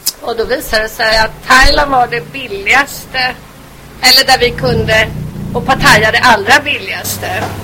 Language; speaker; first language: Swedish; native; Swedish